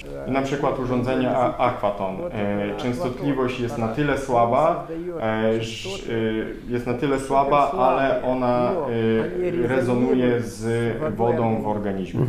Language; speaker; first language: Polish; non-native, fluent; Russian